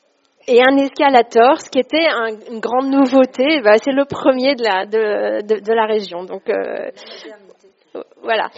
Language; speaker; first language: French; native; French